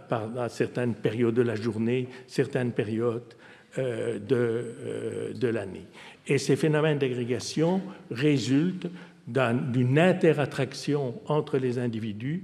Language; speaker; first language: French; native; French